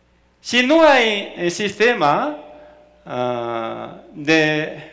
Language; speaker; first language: Spanish; non-native, fluent; Korean